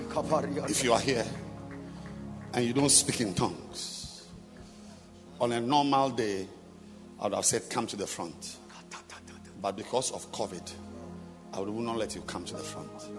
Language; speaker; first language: English; non-native, local second language; Akan